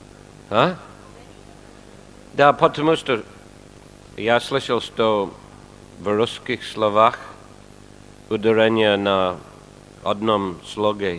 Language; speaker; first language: Russian; non-native, fluent; English